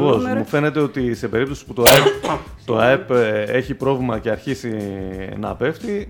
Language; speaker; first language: Greek; native; Greek